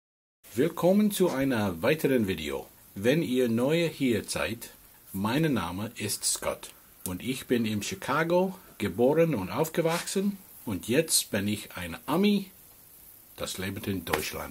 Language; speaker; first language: German; non-native, learner; English